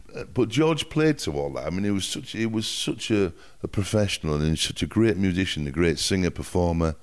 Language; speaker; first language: English; native; English